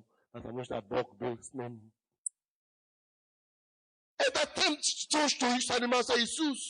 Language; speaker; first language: Russian; non-native, fluent; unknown